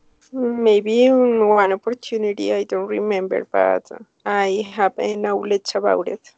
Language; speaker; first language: English; non-native, learner; Spanish